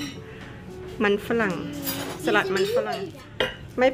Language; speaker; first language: German; non-native, learner; Thai